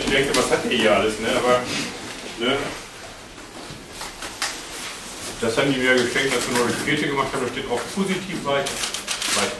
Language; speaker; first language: German; native; German